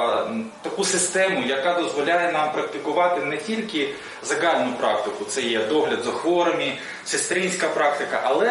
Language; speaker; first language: Ukrainian; native; Ukrainian